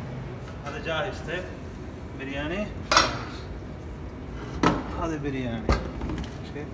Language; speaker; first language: Arabic; non-native, learner; Urdu